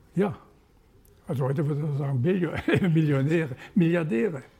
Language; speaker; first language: German; native; German